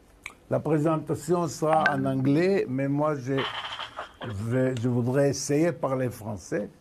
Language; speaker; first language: French; non-native, learner; Hebrew